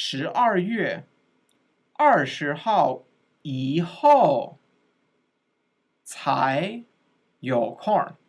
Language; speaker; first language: Chinese; non-native, fluent; English